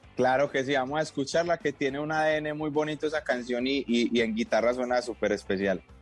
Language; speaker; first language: Spanish; native; Spanish